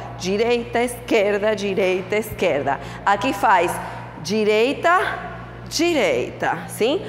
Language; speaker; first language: Portuguese; non-native, fluent; Spanish